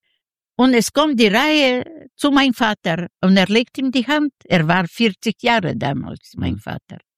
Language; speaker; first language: German; non-native, learner; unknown